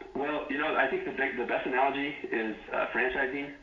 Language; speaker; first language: English; native; English